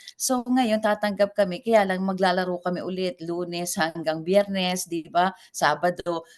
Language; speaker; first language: Filipino; native; Filipino